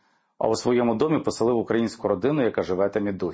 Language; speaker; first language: Ukrainian; native; Ukrainian